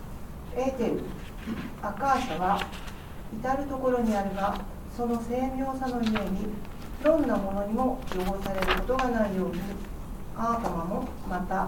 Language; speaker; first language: Japanese; native; Japanese